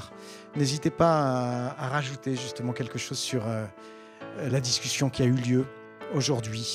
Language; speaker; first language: French; native; French